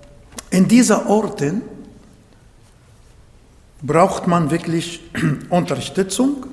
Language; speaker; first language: German; non-native, fluent; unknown